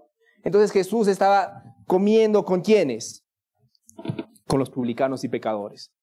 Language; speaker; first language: Spanish; native; Spanish